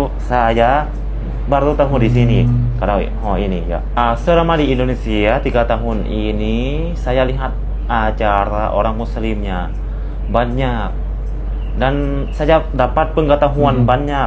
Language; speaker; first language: Indonesian; non-native, fluent; Lao